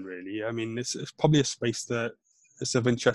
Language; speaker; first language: English; non-native, local second language; Welsh